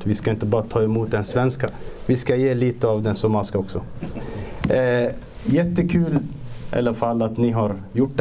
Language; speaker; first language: Swedish; early bilingual, other home language; Somali